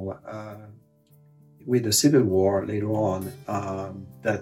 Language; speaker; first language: English; non-native, fluent; French